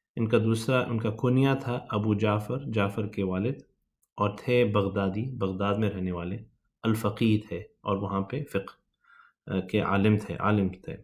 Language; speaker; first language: Urdu; native; Urdu